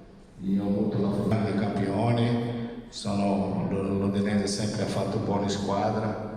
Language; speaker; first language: Italian; non-native, fluent; Portuguese